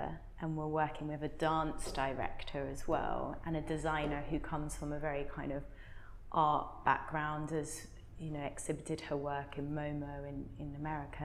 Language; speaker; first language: English; native; English